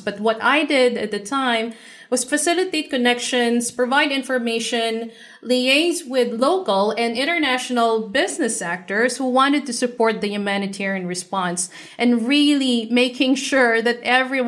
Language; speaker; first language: English; non-native, local second language; Filipino